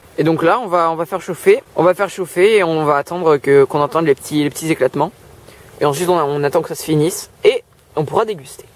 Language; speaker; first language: French; native; French